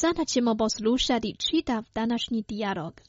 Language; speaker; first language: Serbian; non-native, fluent; Chinese